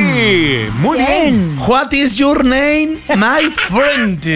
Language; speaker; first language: English; non-native, learner; Spanish